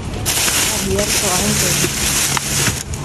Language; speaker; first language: Spanish; non-native, learner; Filipino